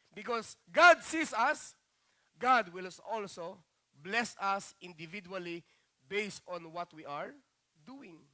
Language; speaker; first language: English; non-native, local second language; Filipino